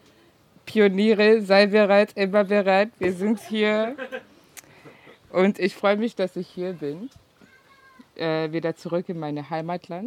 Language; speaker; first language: German; early bilingual, other home language; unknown